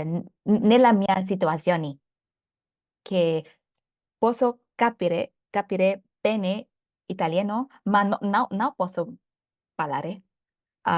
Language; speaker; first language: Italian; non-native, learner; Thai